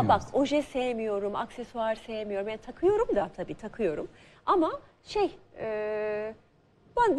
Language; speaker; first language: Turkish; native; Turkish